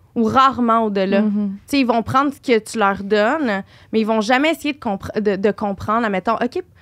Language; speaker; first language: French; native; French